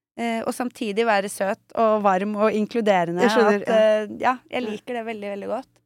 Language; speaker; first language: Norwegian; native; Norwegian